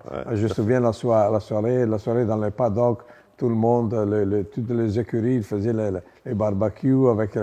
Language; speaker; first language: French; non-native, learner; Italian